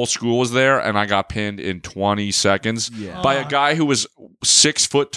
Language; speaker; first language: English; native; English